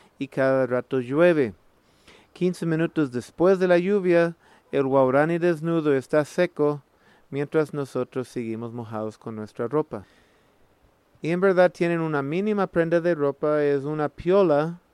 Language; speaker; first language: Spanish; non-native, fluent; English